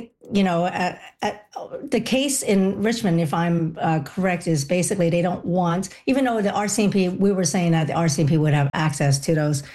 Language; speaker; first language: English; non-native, local second language; Cantonese